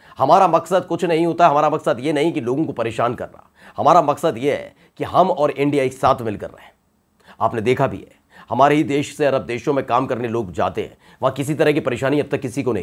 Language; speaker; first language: Hindi; native; Hindi